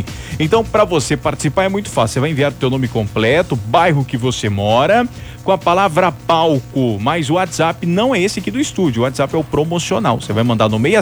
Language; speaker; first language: Portuguese; native; Portuguese